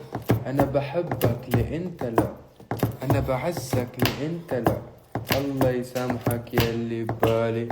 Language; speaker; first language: Arabic; native; Arabic